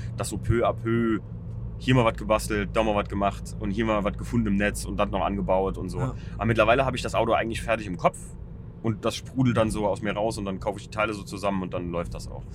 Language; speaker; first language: German; native; German